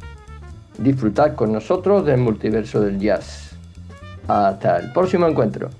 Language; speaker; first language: Spanish; native; Spanish